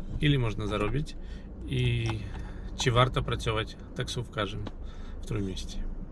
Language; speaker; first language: Polish; non-native, learner; Ukrainian